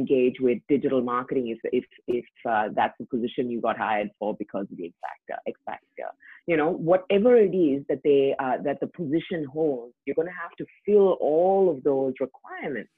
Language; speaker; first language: English; native; English